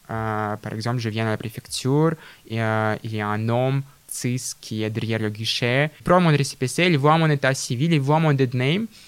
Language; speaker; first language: French; non-native, fluent; Russian